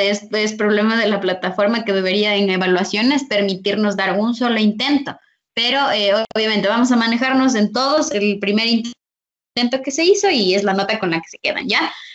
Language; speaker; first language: Spanish; native; Spanish